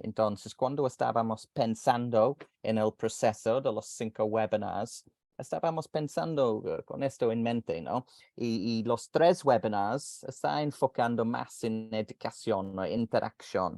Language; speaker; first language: Spanish; non-native, fluent; English